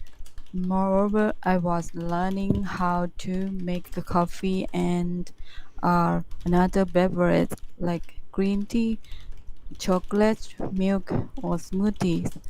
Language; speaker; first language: English; non-native, learner; Thai